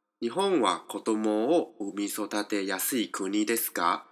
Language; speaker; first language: Japanese; non-native, fluent; Chinese